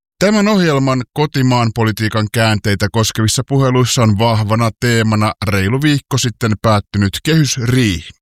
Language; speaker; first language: Finnish; native; Finnish